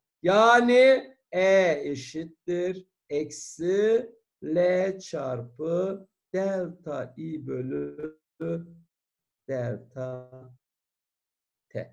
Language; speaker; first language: Turkish; native; Turkish